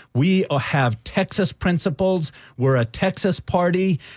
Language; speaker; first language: English; early bilingual, other home language; Spanish